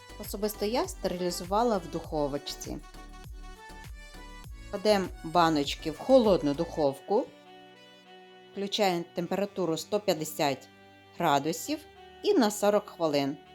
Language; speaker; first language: Ukrainian; native; Ukrainian